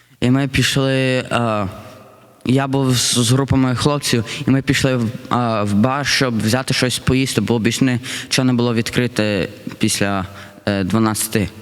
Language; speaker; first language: Ukrainian; early bilingual, heritage; Ukrainian